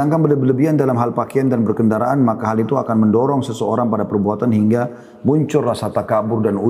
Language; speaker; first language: Indonesian; native; Indonesian